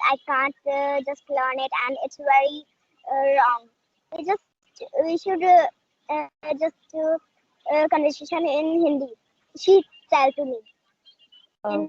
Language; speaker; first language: English; non-native, learner; Hindi